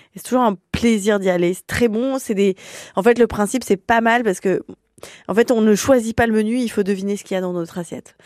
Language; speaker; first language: French; native; French